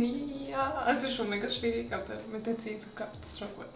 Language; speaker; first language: German; native; German